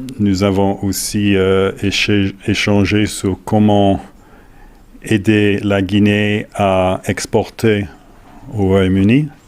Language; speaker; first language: French; non-native, fluent; English